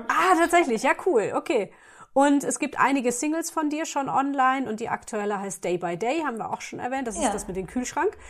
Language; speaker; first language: German; native; German